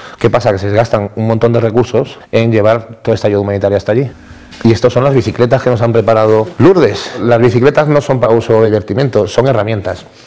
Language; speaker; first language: Spanish; native; Spanish